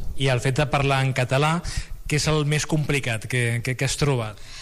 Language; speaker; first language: Catalan; native; Catalan